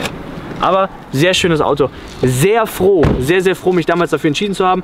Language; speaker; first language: German; native; German